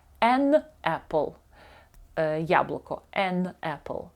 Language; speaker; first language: English; non-native, fluent; Ukrainian